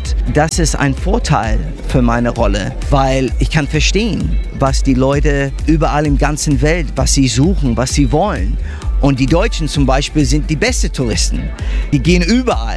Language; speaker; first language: German; non-native, fluent; English